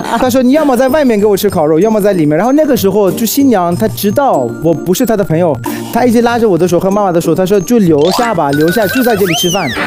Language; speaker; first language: Chinese; non-native, fluent; Persian